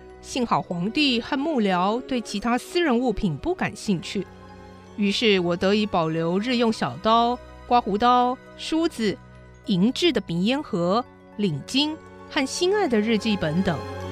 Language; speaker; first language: Chinese; native; Chinese